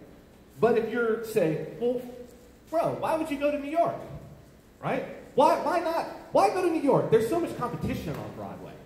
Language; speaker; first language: English; native; English